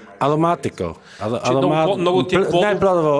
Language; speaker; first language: Bulgarian; non-native, fluent; Italian